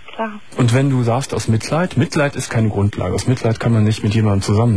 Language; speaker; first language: German; native; German